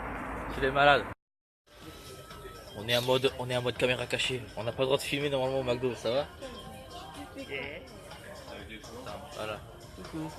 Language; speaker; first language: French; native; French